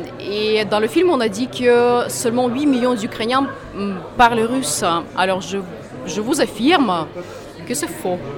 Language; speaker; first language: French; non-native, fluent; Russian